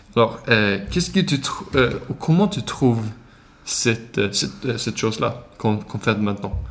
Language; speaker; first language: French; non-native, learner; Swedish